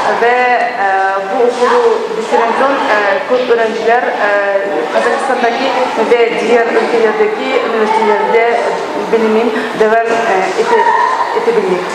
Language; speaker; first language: Turkish; non-native, learner; Uyghur